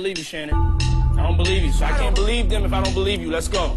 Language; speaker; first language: English; native; English